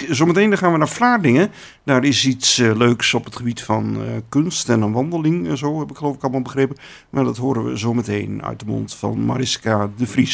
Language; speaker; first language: Dutch; native; Dutch